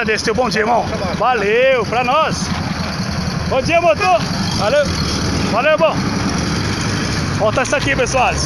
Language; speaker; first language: Portuguese; native; Portuguese